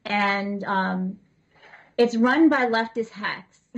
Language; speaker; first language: English; native; English